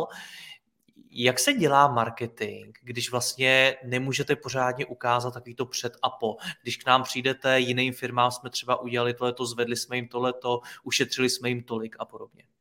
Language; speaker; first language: Czech; native; Czech